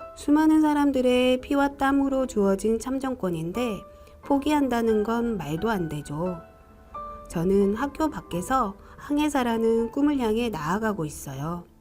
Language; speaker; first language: Korean; native; Korean